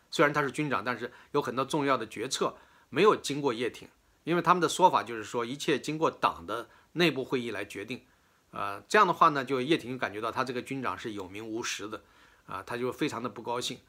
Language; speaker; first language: Chinese; native; Chinese